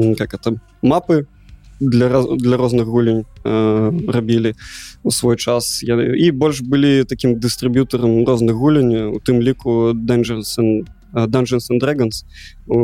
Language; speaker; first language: Belarusian; non-native, local second language; Russian